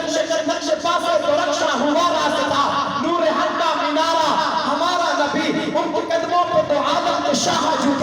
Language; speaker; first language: Urdu; native; Urdu